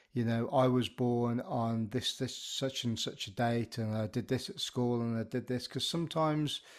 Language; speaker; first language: English; native; English